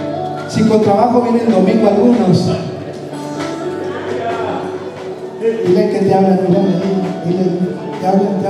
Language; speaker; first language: Spanish; native; Spanish